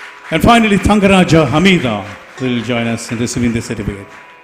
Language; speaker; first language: English; non-native, local second language; Tamil